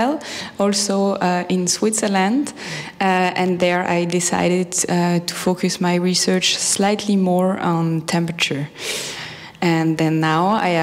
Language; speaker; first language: English; non-native, fluent; French